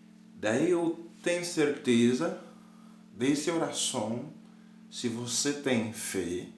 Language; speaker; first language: Portuguese; non-native, learner; Haitian Creole